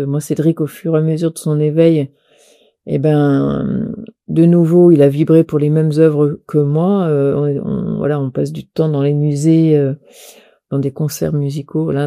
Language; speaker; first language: French; native; French